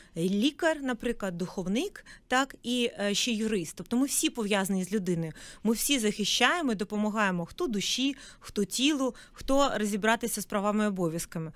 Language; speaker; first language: Ukrainian; non-native, local second language; Russian